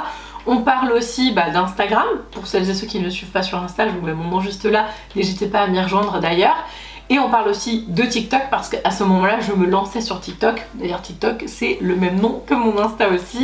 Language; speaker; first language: French; native; French